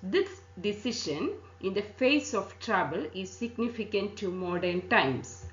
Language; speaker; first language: English; non-native, local second language; Malayalam